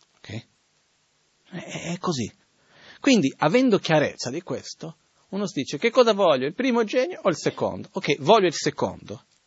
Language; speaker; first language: Italian; non-native, fluent; Portuguese